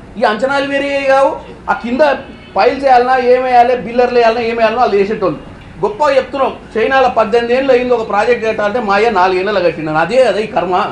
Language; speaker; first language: Telugu; native; Telugu